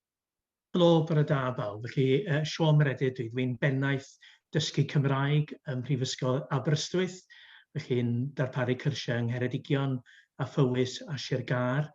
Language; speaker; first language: Welsh; native; Welsh